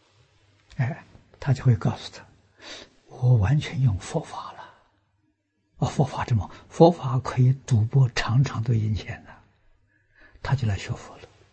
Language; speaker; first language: Chinese; native; Chinese